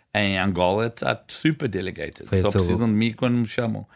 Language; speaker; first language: Portuguese; early bilingual, heritage; Portuguese